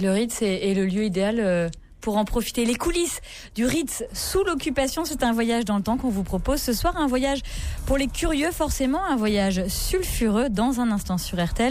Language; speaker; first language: French; native; French